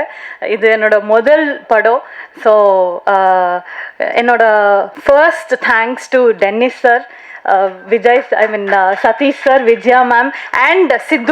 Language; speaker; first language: Tamil; non-native, learner; Hindi